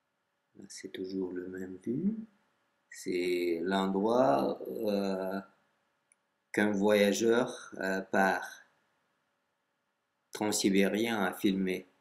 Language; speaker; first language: French; non-native, fluent; Russian